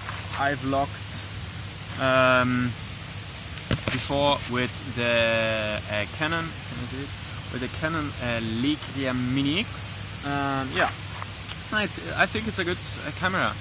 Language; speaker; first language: English; non-native, learner; German